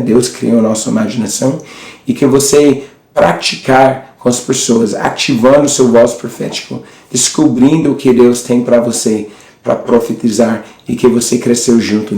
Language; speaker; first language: Portuguese; non-native, learner; English